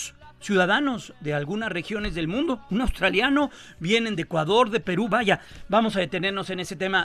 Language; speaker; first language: Spanish; native; Spanish